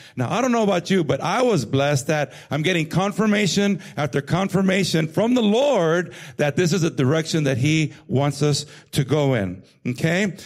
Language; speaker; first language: English; native; English